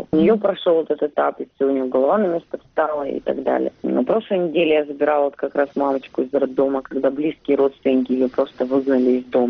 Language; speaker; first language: Russian; native; Russian